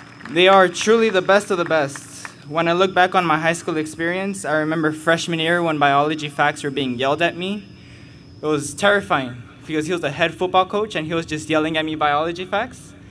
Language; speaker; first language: English; early bilingual, other home language; Spanish